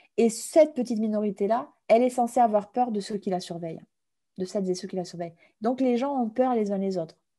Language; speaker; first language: French; native; French